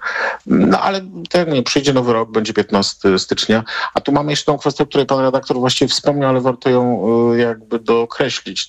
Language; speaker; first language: Polish; native; Polish